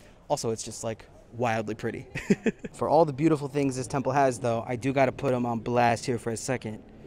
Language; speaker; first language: English; native; English